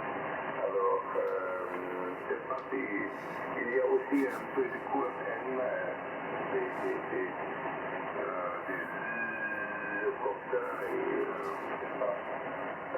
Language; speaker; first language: French; non-native, local second language; German